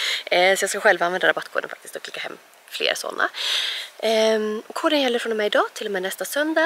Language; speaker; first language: Swedish; native; Swedish